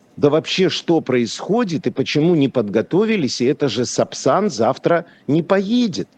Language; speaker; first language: Russian; non-native, local second language; Polish